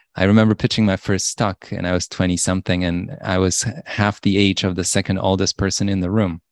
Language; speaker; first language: English; non-native, fluent; Polish